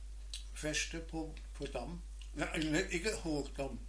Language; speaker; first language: Danish; non-native, learner; German